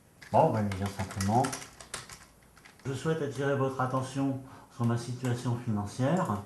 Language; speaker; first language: French; native; French